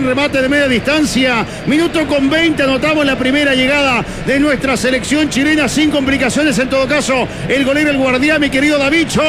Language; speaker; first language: Spanish; native; Spanish